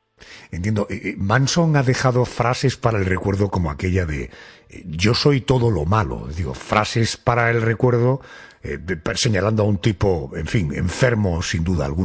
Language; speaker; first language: Spanish; native; Spanish